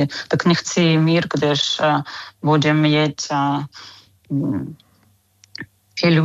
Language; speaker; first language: Czech; non-native, learner; Ukrainian